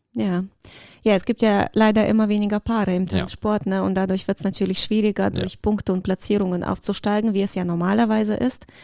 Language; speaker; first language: German; early bilingual, other home language; Russian